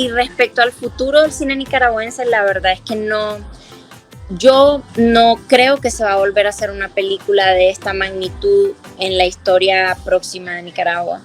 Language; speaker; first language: Spanish; native; Spanish